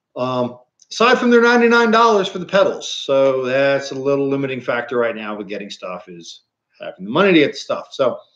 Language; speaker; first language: English; native; English